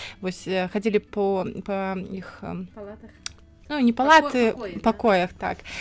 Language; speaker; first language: Belarusian; native; Belarusian